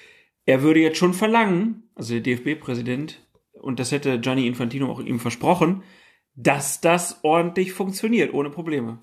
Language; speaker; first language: German; native; German